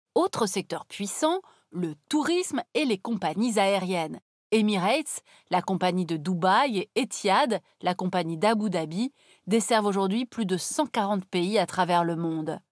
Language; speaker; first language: French; native; French